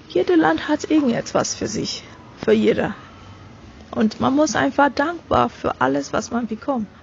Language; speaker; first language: German; non-native, fluent; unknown